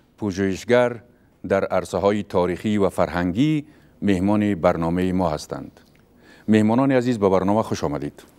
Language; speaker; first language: Persian; native; Persian